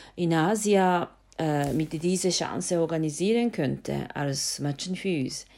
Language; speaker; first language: German; non-native, fluent; Japanese